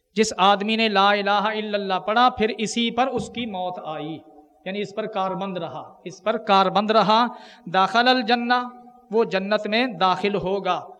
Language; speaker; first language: Urdu; non-native, local second language; Punjabi